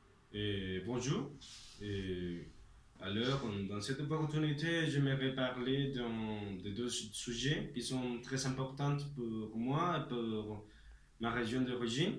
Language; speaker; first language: French; non-native, learner; Spanish